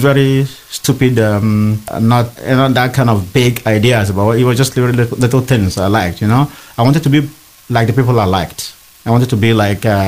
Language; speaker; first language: English; non-native, local second language; Igbo